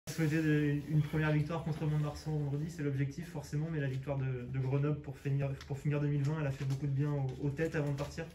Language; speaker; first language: French; native; French